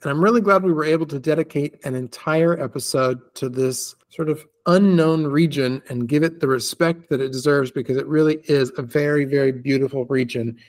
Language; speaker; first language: English; native; English